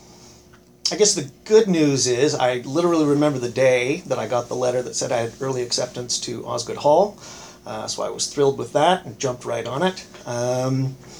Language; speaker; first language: English; native; English